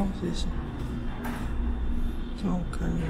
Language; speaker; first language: Chinese; native; Chinese